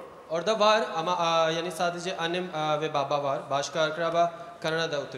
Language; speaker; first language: Turkish; non-native, learner; Urdu